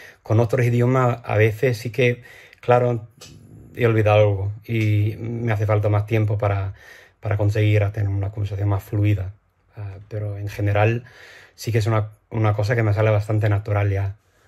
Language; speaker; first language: Spanish; non-native, fluent; English